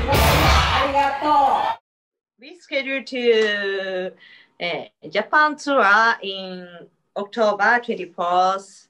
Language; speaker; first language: English; non-native, learner; Japanese